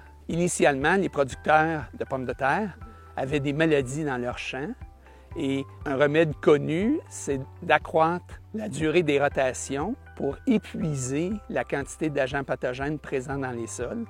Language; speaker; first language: French; native; French